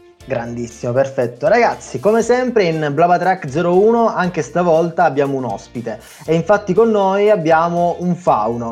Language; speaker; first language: Italian; native; Italian